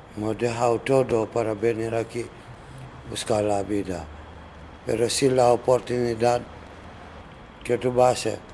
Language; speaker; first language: Spanish; non-native, learner; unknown